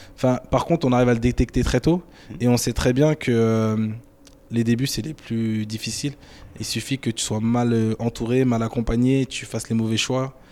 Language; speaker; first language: French; native; French